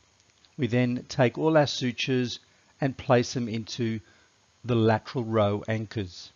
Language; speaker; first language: English; native; English